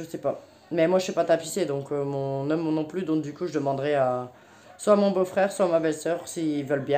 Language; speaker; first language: French; native; French